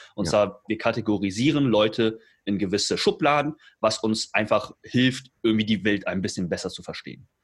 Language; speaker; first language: German; early bilingual, other home language; Chinese